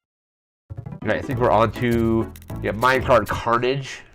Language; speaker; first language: English; native; English